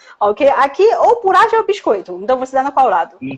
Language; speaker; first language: Portuguese; non-native, learner; Chinese